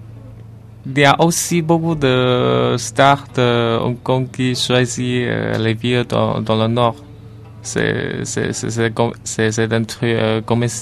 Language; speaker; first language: French; non-native, learner; Chinese